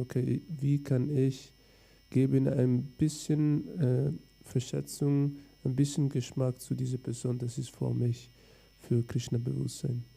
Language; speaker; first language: German; non-native, fluent; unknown